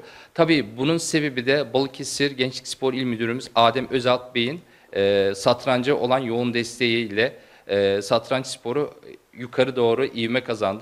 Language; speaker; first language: Turkish; native; Turkish